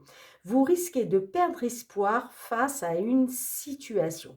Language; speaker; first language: French; native; French